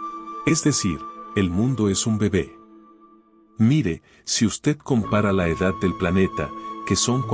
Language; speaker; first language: Spanish; native; Spanish